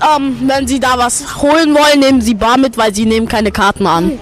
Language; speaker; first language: German; non-native, learner; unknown